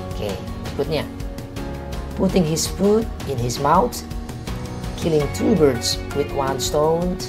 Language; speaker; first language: English; non-native, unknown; Indonesian